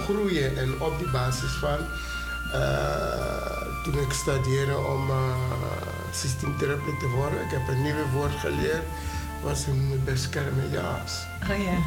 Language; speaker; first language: Dutch; non-native, fluent; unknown